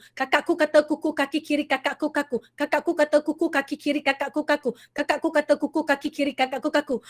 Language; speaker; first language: Malay; native; Malay